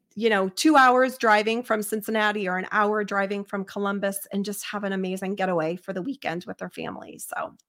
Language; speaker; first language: English; native; English